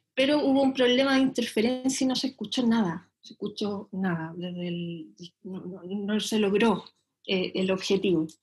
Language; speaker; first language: Spanish; native; Spanish